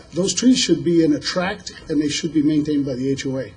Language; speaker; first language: English; native; English